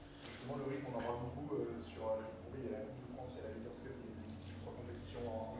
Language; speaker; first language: French; native; French